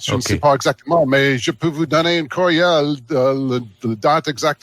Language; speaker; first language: French; non-native, learner; English